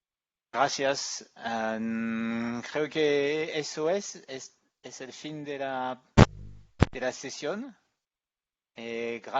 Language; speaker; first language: Spanish; non-native, fluent; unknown